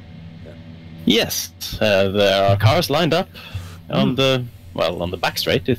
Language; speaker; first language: English; native; English